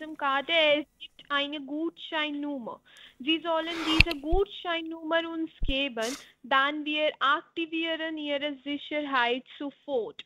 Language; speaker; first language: German; non-native, learner; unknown